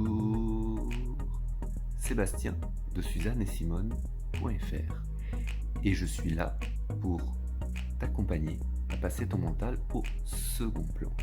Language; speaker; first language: French; native; French